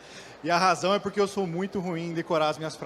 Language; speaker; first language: Portuguese; native; Portuguese